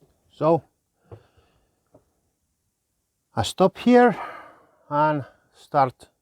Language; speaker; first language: English; non-native, learner; Finnish